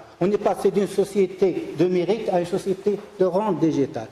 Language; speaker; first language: French; non-native, local second language; Arabic